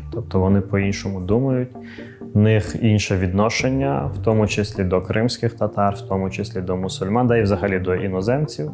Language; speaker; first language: Ukrainian; non-native, local second language; Crimean Tatar